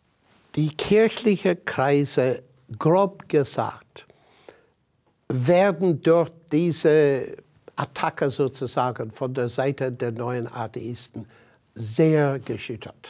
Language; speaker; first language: German; non-native, fluent; English